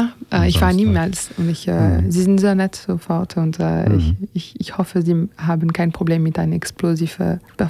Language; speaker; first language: German; non-native, learner; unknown